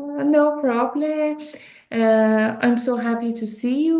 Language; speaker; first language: English; non-native, learner; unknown